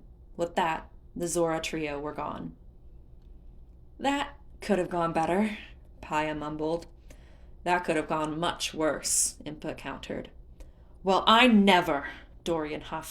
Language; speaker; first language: English; native; English